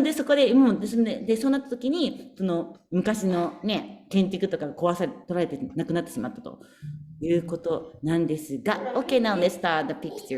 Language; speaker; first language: Japanese; native; Japanese